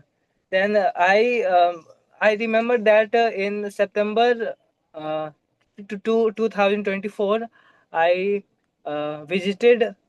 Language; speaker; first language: English; non-native, local second language; Hindi